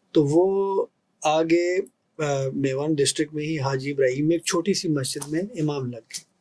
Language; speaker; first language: Urdu; non-native, local second language; Pashto